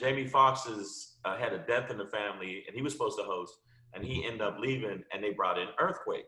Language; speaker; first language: English; native; English